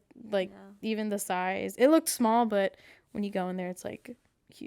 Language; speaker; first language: English; native; English